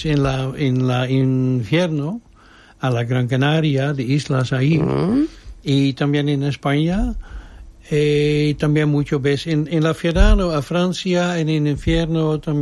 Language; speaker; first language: Spanish; non-native, learner; Dutch